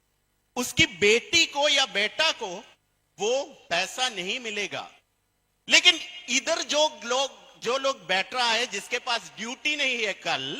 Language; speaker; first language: Hindi; non-native, local second language; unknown